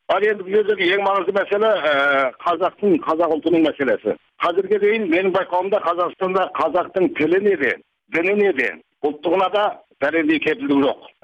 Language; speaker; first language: Kazakh; early bilingual, heritage; Kazakh